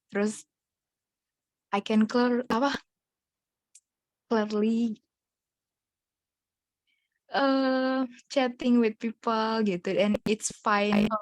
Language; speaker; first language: English; non-native, learner; Indonesian